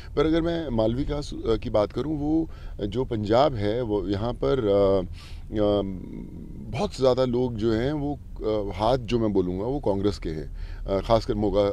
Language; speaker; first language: Hindi; native; Hindi